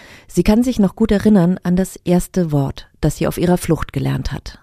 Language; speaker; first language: German; native; German